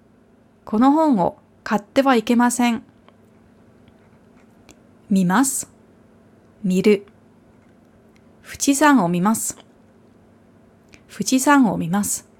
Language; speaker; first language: Japanese; non-native, fluent; German